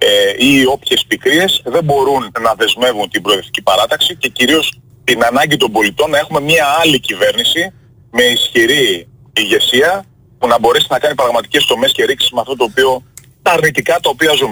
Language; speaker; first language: Greek; native; Greek